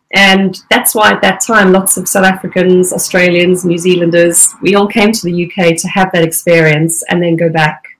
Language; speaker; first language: English; native; English